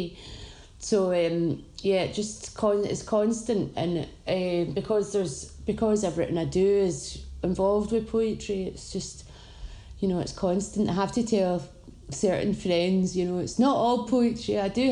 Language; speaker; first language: English; native; English